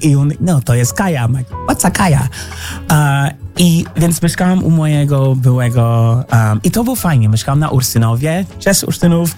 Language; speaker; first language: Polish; non-native, fluent; English